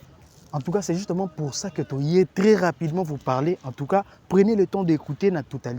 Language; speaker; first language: French; non-native, local second language; Lingala